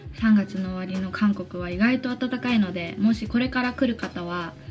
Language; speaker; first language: Japanese; early bilingual, heritage; Japanese